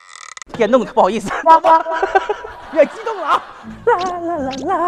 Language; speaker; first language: Chinese; non-native, local second language; Cantonese